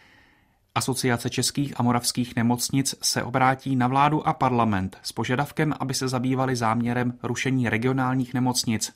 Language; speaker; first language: Czech; native; Czech